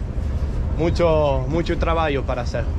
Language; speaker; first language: Portuguese; non-native, learner; Danish